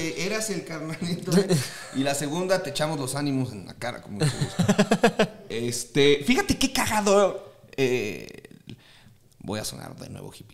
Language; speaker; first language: Spanish; native; Spanish